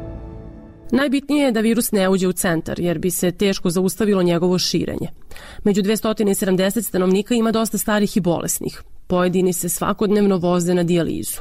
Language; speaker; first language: Serbian; native; Serbian